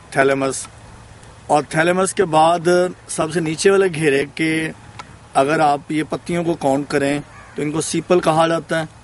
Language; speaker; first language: Urdu; non-native, local second language; Punjabi